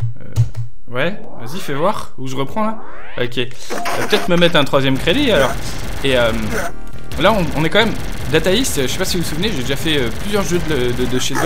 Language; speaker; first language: French; native; French